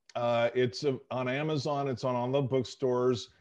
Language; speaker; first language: English; native; English